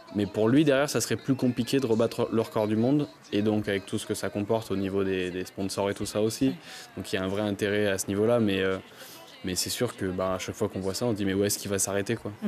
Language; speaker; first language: French; native; French